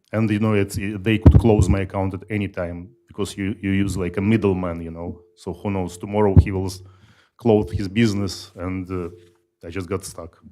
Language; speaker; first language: English; non-native, fluent; Russian